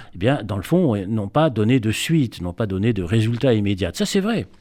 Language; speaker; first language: French; native; French